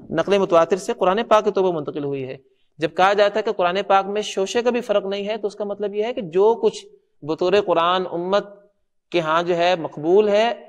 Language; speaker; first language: Urdu; non-native, local second language; Punjabi